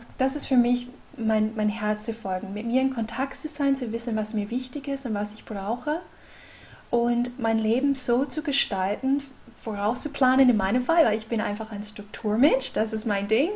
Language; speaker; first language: German; non-native, fluent; English